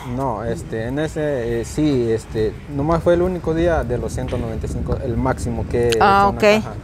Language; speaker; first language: Spanish; native; Spanish